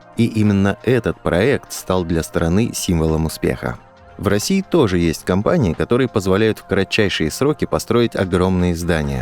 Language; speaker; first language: Russian; native; Russian